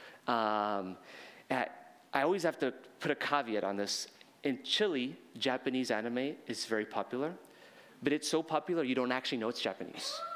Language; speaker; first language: English; early bilingual, heritage; English